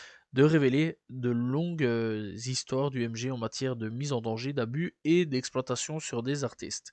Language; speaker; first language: French; native; French